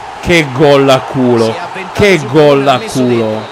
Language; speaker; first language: Italian; native; Italian